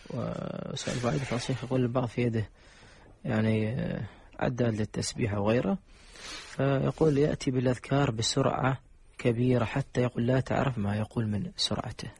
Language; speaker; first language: Arabic; native; Arabic